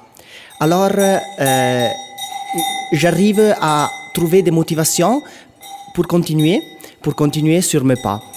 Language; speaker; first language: French; non-native, local second language; Italian